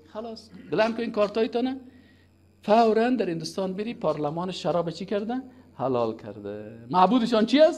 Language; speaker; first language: Persian; native; Persian